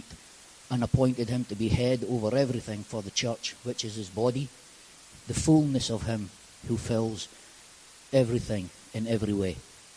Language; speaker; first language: English; native; English